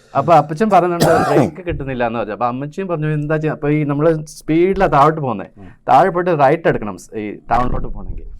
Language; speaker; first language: Malayalam; early bilingual, heritage; Malayalam